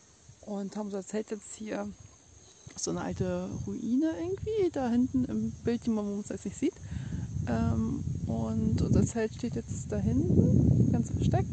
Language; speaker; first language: German; native; German